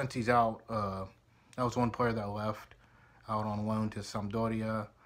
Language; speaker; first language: English; native; English